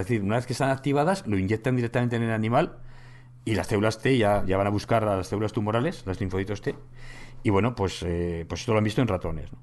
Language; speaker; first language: Spanish; native; Spanish